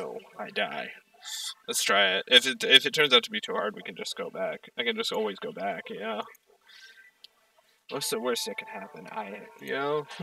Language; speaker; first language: English; native; English